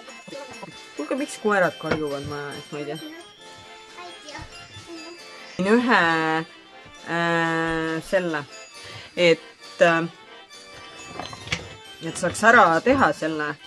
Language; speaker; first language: Estonian; native; Estonian